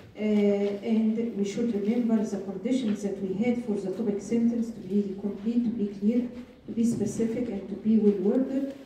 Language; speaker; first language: English; non-native, fluent; Arabic